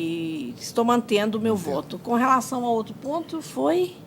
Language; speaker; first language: Portuguese; native; Portuguese